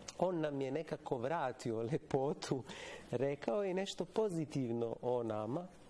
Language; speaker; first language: Serbian; non-native, fluent; Italian